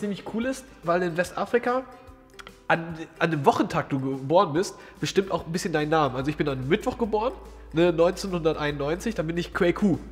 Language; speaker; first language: German; early bilingual, other home language; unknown